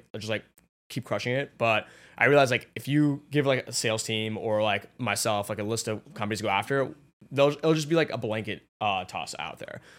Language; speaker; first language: English; native; English